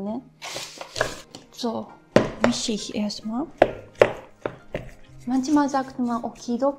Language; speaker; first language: German; non-native, fluent; Japanese